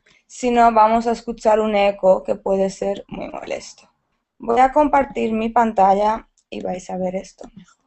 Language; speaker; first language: Spanish; native; Spanish